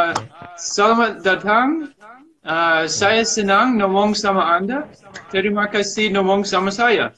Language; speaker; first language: Indonesian; non-native, learner; English